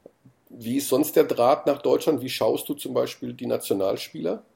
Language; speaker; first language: German; native; German